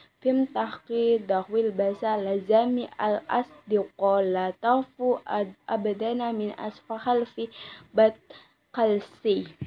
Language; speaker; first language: Arabic; non-native, learner; Indonesian